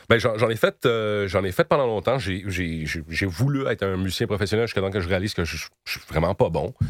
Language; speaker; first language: French; native; French